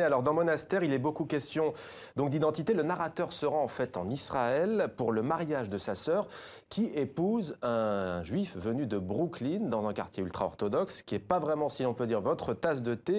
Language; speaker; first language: French; native; French